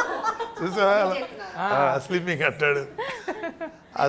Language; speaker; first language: Telugu; native; Telugu